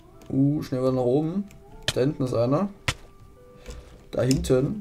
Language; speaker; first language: German; native; German